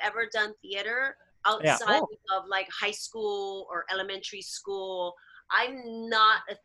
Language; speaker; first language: English; early bilingual, other home language; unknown